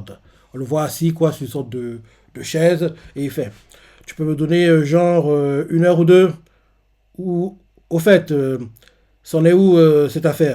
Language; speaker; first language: French; native; French